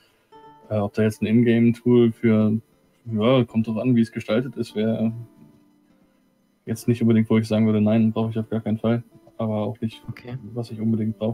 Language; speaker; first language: German; native; German